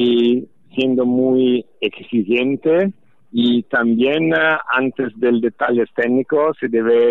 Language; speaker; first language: Spanish; non-native, fluent; Italian